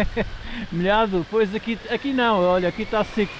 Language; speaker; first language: Portuguese; native; Portuguese